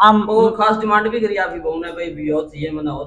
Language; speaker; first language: Hindi; native; Hindi